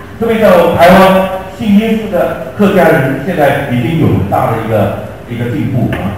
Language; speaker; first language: Chinese; non-native, local second language; Hakka Chinese